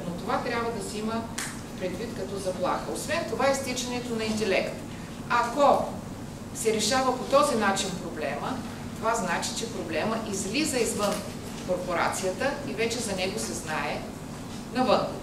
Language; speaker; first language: Bulgarian; native; Bulgarian